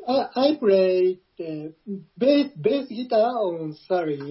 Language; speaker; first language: English; non-native, learner; Japanese